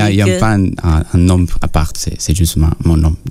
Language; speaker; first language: French; non-native, fluent; Spanish